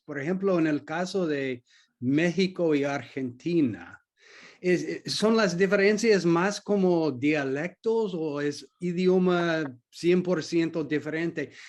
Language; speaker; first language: Spanish; non-native, learner; English